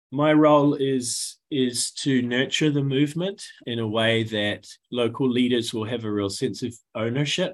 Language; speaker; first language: English; native; English